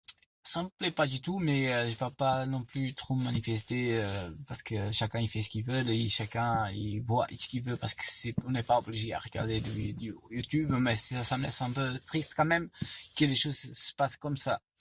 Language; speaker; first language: French; non-native, fluent; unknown